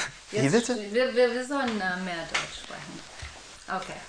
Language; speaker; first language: German; non-native, fluent; English